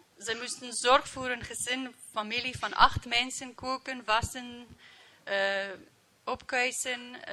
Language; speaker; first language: Dutch; non-native, learner; English